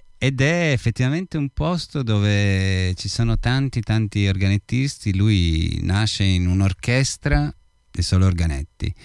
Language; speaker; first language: Italian; native; Italian